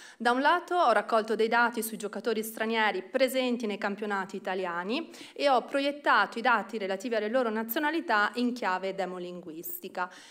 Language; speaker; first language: Italian; native; Italian